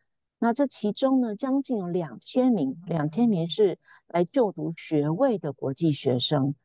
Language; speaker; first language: Chinese; native; Chinese